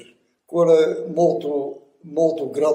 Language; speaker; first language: Italian; non-native, learner; Bulgarian